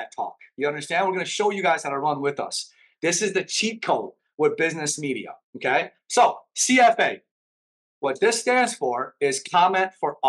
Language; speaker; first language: English; early bilingual, other home language; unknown